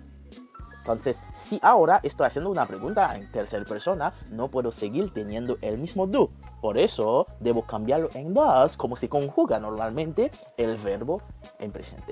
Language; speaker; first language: Spanish; non-native, fluent; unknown